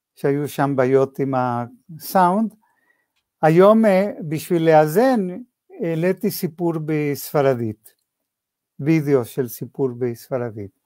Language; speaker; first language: Hebrew; non-native, fluent; Spanish